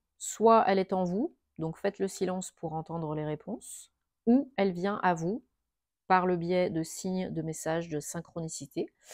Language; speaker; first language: French; native; French